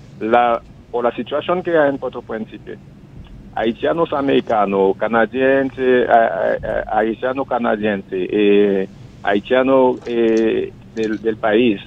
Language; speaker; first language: Spanish; non-native, fluent; Haitian Creole